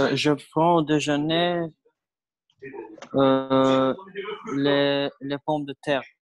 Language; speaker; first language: French; non-native, learner; Albanian